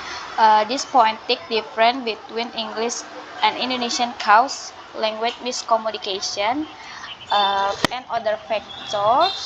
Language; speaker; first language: English; non-native, learner; Indonesian